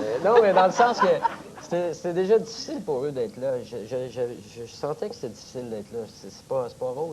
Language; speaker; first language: French; native; French